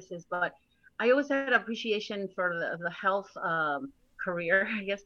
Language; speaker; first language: English; early bilingual, other home language; Spanish